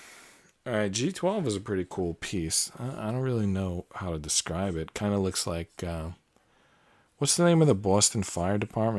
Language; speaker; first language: English; native; English